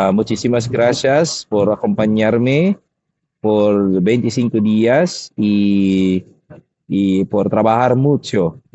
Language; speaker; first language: Spanish; non-native, learner; Filipino